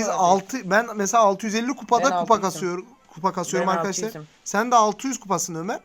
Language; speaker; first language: Turkish; native; Turkish